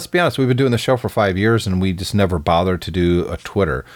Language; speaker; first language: English; native; English